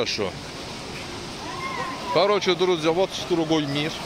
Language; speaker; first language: Russian; non-native, learner; Turkish